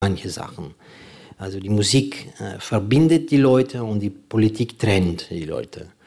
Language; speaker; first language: German; non-native, fluent; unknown